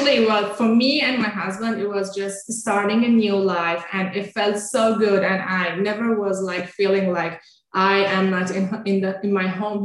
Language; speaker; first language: English; non-native, fluent; Azerbaijani